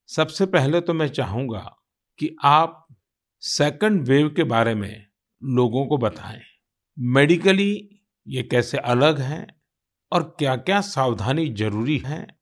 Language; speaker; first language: Hindi; non-native, local second language; Gujarati